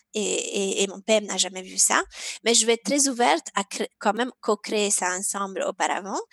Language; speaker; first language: French; non-native, fluent; Romanian